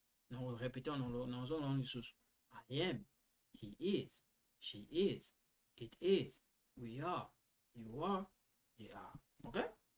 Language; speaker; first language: English; non-native, fluent; Lingala